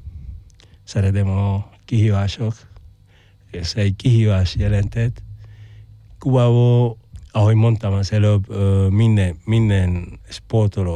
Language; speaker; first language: Hungarian; non-native, fluent; Spanish